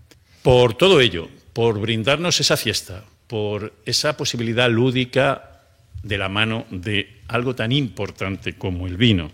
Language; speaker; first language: Spanish; native; Spanish